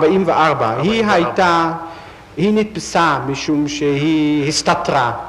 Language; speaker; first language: Hebrew; non-native, fluent; Dutch